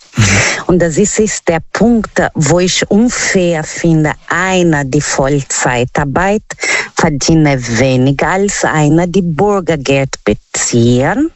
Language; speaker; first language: German; non-native, learner; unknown